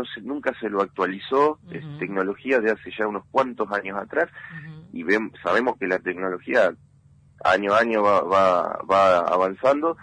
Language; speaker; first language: Spanish; native; Spanish